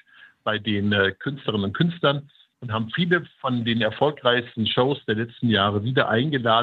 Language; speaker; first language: German; native; German